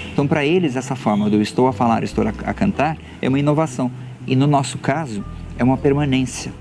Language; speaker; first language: Portuguese; native; Portuguese